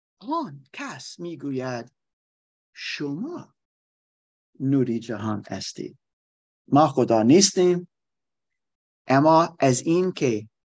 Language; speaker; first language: Persian; non-native, learner; German